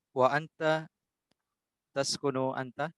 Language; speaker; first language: Arabic; non-native, learner; Indonesian